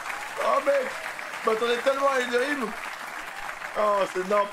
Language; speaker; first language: French; native; French